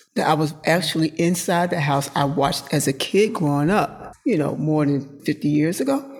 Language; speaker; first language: English; native; English